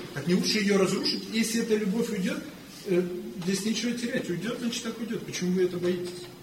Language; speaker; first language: Russian; non-native, fluent; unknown